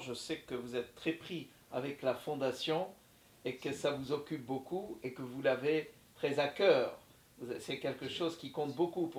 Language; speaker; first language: French; native; French